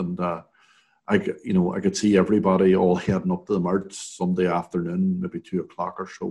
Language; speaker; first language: English; native; English